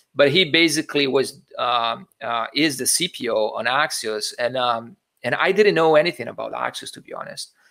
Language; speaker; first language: English; non-native, fluent; Portuguese